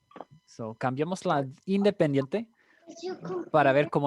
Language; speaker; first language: Spanish; non-native, fluent; English